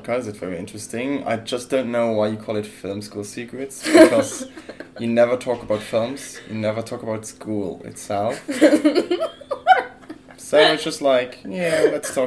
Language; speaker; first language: English; non-native, fluent; Luxembourgish